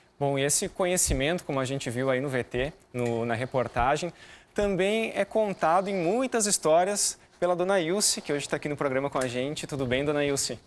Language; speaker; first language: Portuguese; native; Portuguese